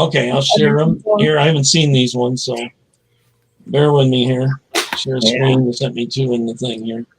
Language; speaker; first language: English; native; English